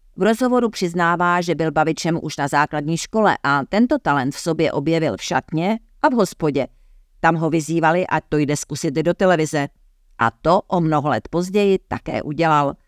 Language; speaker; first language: Czech; native; Czech